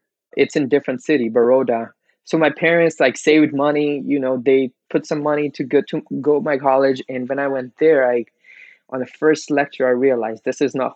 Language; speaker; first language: English; non-native, local second language; Gujarati